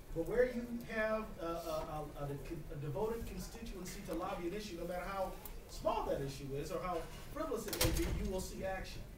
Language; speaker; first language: English; native; English